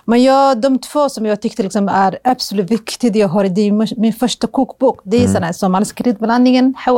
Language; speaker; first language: Swedish; non-native, fluent; Somali